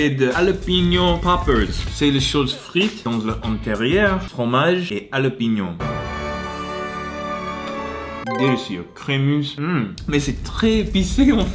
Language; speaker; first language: French; non-native, learner; English